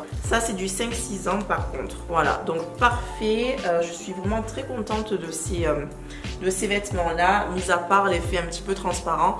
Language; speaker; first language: French; native; French